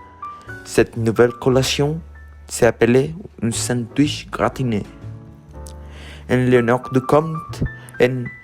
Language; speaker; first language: French; non-native, learner; Spanish